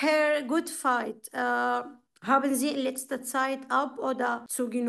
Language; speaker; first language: German; non-native, fluent; Arabic